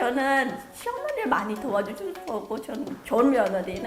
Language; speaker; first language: Korean; non-native, fluent; Khmer